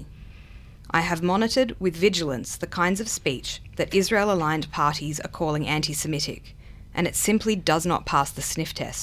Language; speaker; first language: English; non-native, local second language; Hebrew